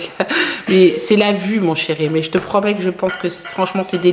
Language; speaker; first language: French; native; French